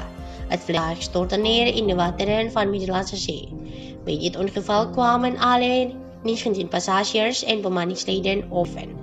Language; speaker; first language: Dutch; non-native, local second language; Indonesian